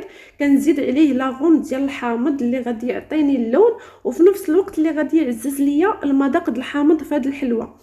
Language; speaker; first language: Arabic; native; Arabic